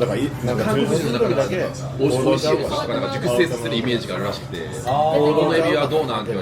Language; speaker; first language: Japanese; native; Japanese